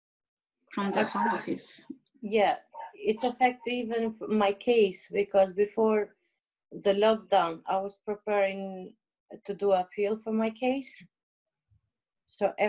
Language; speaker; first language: English; non-native, learner; Albanian